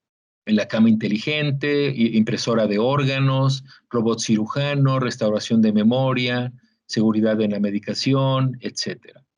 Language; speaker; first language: Spanish; native; Spanish